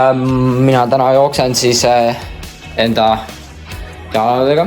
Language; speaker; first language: Estonian; native; Estonian